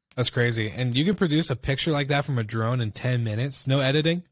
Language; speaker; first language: English; native; English